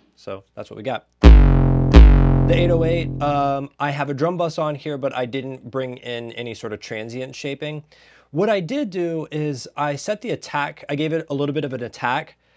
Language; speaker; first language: English; native; English